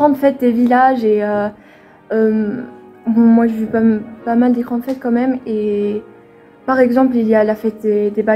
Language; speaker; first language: French; non-native, fluent; Swedish